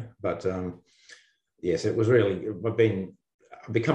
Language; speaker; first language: English; native; English